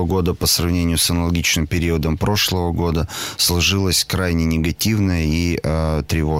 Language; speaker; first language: Russian; native; Russian